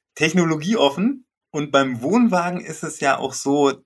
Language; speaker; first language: German; native; German